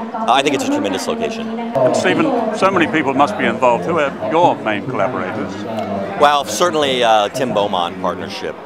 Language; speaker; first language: English; native; English